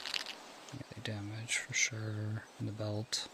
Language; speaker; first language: English; native; English